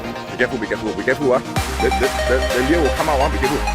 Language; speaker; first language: English; non-native, learner; Thai